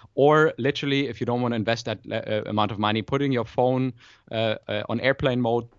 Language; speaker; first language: English; non-native, fluent; German